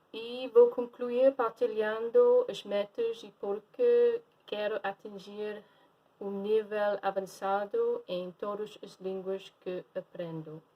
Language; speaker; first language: Portuguese; non-native, fluent; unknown